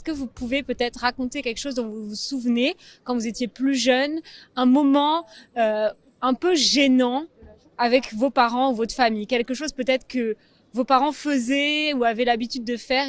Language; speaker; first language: French; native; French